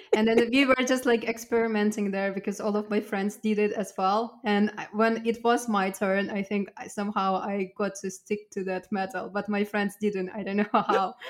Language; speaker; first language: English; non-native, fluent; Russian